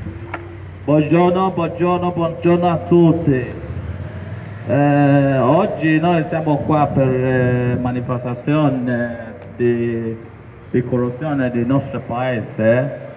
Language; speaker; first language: Italian; non-native, learner; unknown